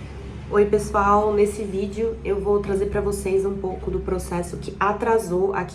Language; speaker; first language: Portuguese; native; Portuguese